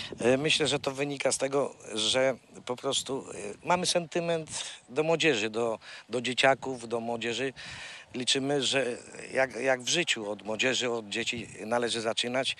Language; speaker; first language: Polish; native; Polish